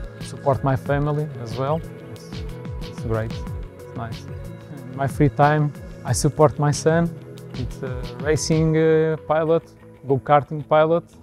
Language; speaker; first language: English; non-native, learner; Portuguese